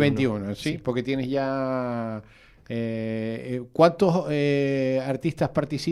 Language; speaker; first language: Spanish; native; Spanish